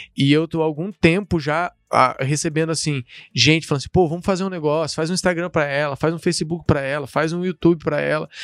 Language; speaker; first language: Portuguese; native; Portuguese